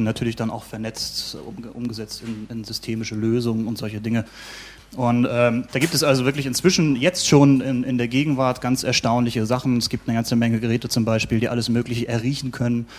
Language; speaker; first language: German; native; German